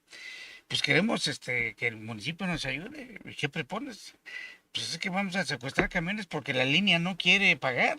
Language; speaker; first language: Spanish; native; Spanish